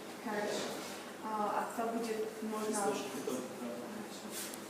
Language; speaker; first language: Russian; non-native, learner; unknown